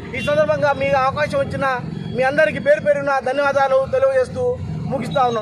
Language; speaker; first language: Telugu; non-native, local second language; Lambadi